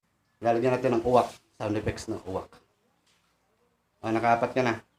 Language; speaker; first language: Cebuano; non-native, local second language; Filipino